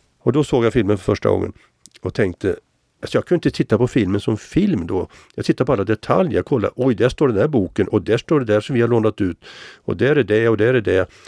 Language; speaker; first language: Swedish; native; Swedish